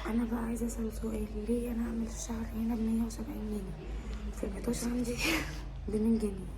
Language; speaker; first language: Arabic; native; Arabic